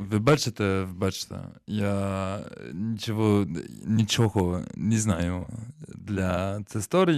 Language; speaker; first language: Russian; non-native, learner; French